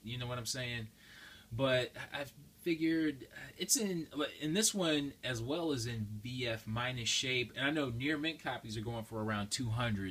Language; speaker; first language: English; native; English